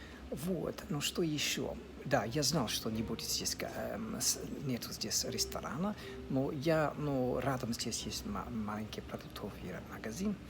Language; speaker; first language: Russian; non-native, fluent; English